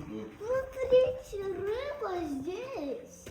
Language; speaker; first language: Russian; non-native, local second language; Azerbaijani